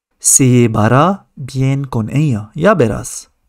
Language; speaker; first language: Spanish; non-native, fluent; Arabic